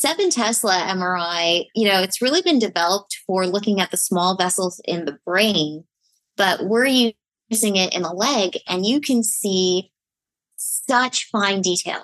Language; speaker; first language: English; native; English